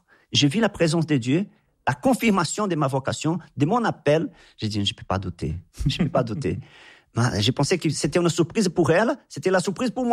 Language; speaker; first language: French; non-native, fluent; Portuguese